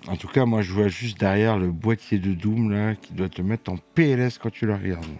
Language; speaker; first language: French; native; French